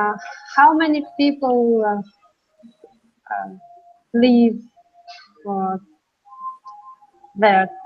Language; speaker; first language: English; non-native, learner; Russian